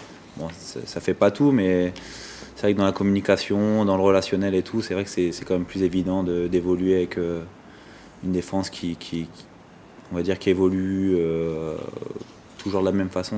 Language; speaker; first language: French; native; French